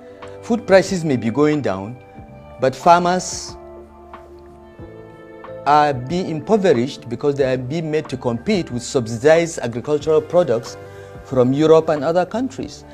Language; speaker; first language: English; non-native, local second language; Hausa